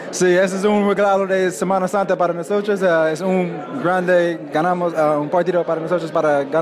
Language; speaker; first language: Spanish; non-native, learner; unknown